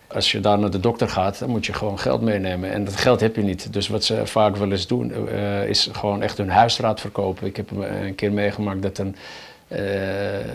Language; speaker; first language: Dutch; early bilingual, other home language; Arabic